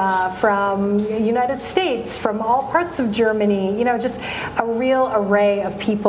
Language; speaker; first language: English; native; English